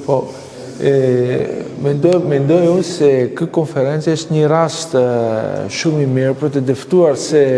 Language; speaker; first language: Albanian; non-native, fluent; Greek